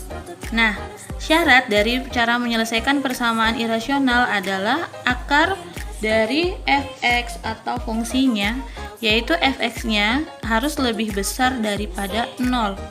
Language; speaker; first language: Indonesian; native; Indonesian